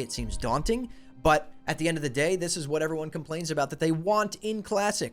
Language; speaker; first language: English; native; English